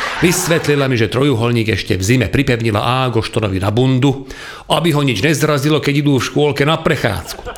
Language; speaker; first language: Slovak; non-native, local second language; Hungarian